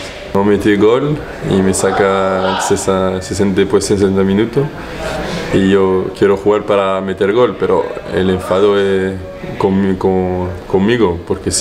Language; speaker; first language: Spanish; non-native, learner; French